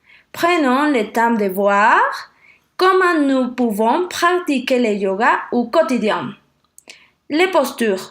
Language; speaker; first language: French; non-native, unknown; Spanish